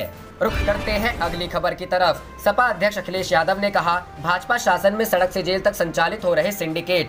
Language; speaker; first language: Hindi; native; Hindi